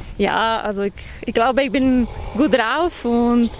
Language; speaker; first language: German; non-native, fluent; Czech